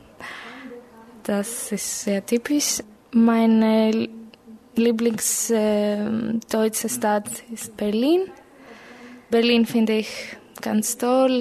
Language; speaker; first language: German; non-native, learner; Greek